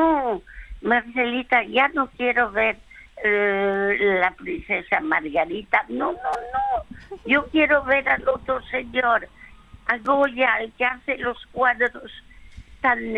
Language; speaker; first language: Spanish; early bilingual, other home language; French